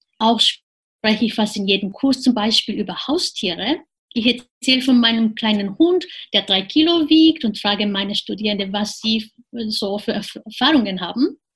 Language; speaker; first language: German; non-native, fluent; Japanese